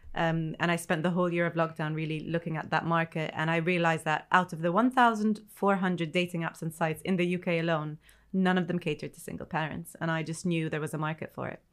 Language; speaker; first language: English; non-native, fluent; Arabic